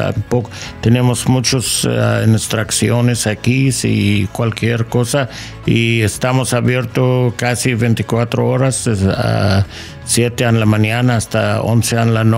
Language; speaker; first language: Spanish; non-native, learner; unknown